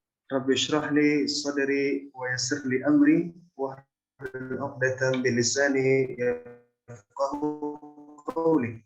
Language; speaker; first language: Arabic; non-native, fluent; Indonesian